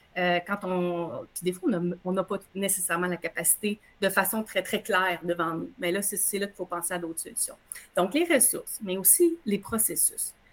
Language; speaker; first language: French; native; French